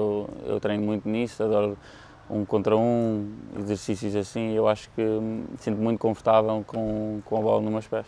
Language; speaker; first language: Portuguese; early bilingual, heritage; English